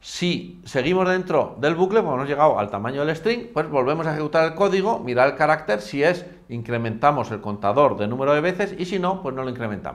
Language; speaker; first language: Spanish; native; Spanish